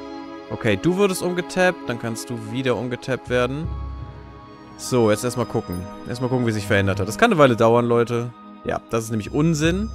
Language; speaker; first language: German; native; German